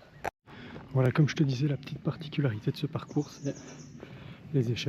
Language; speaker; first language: French; native; French